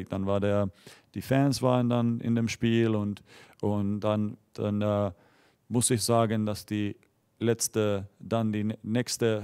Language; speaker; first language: German; non-native, fluent; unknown